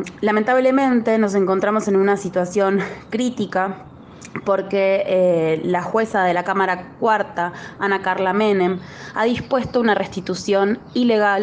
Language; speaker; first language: Spanish; native; Spanish